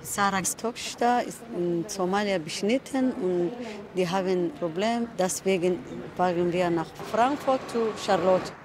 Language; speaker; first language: German; non-native, learner; Somali